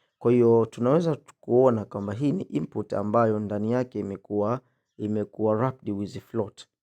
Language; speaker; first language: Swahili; native; Swahili